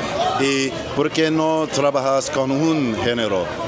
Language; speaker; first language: Spanish; non-native, learner; English